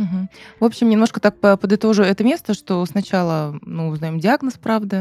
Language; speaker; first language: Russian; native; Russian